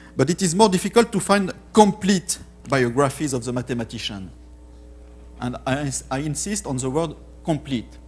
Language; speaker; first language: English; non-native, fluent; French